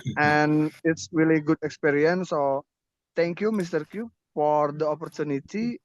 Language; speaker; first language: English; non-native, learner; Indonesian